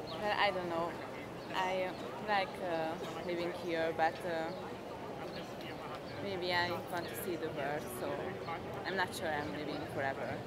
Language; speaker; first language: English; non-native, learner; Hungarian